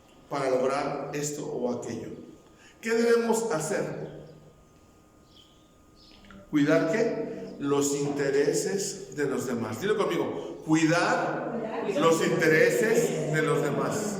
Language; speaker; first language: Spanish; native; Spanish